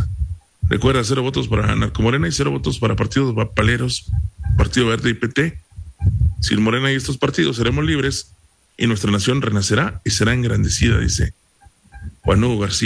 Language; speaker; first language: Spanish; native; Spanish